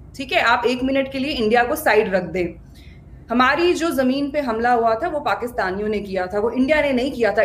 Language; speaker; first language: Hindi; native; Hindi